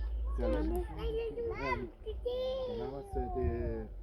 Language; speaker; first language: Spanish; non-native, learner; German